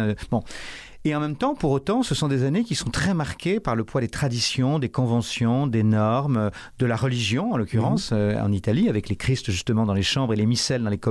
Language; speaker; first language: French; native; French